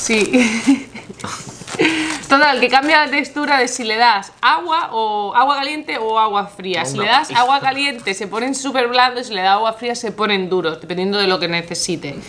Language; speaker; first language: Spanish; native; Spanish